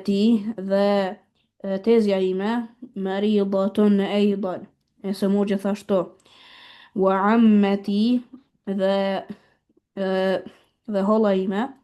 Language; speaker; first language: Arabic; non-native, learner; Albanian